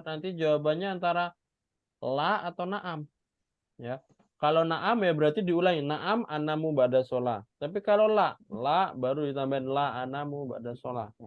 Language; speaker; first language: Indonesian; native; Indonesian